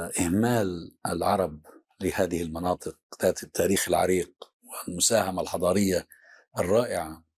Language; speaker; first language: Arabic; native; Arabic